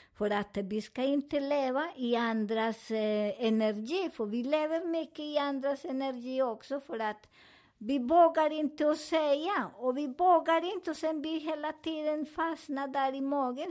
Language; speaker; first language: Swedish; non-native, fluent; Spanish